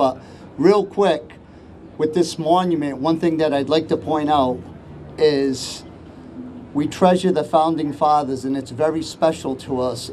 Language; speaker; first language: English; early bilingual, other home language; Portuguese